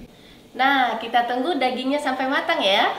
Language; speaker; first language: Indonesian; native; Indonesian